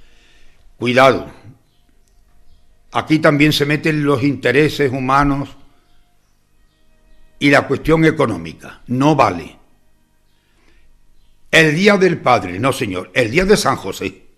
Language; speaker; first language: Spanish; native; Spanish